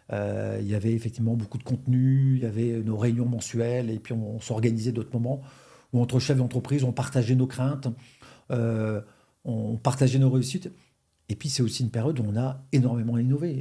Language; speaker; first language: French; native; French